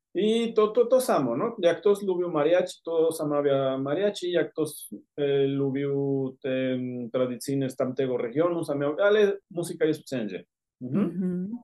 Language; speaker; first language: Polish; non-native, fluent; Spanish